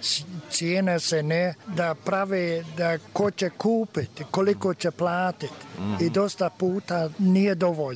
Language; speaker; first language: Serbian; early bilingual, heritage; Serbian